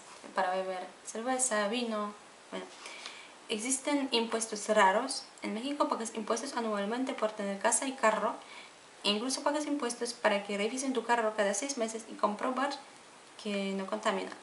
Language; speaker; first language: Spanish; non-native, fluent; Polish